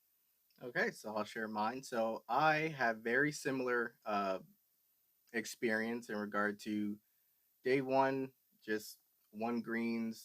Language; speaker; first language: English; native; English